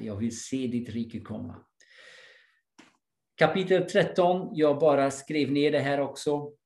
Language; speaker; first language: Swedish; non-native, fluent; English